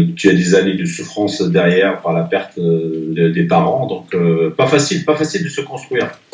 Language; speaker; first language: French; non-native, local second language; Arabic